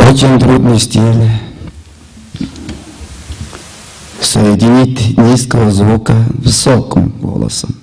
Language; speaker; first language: Russian; non-native, local second language; Tuvinian